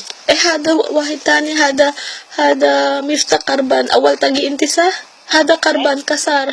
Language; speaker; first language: Arabic; non-native, learner; Filipino